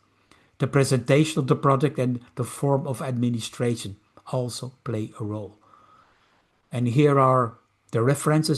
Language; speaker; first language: English; non-native, fluent; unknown